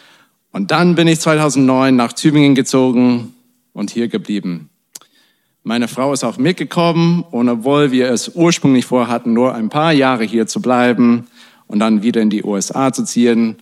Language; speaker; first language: German; non-native, fluent; English